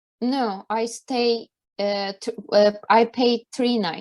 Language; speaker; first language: English; non-native, learner; Turkish